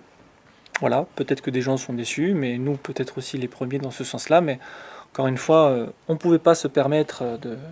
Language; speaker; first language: French; native; French